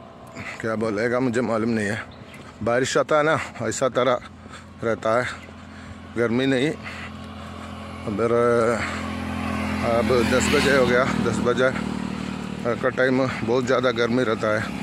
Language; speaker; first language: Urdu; non-native, learner; Malayalam